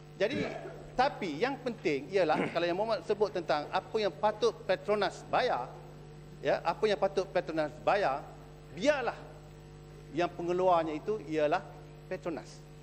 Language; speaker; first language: Malay; native; Malay